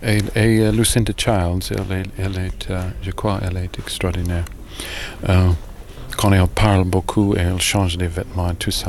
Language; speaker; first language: French; non-native, learner; English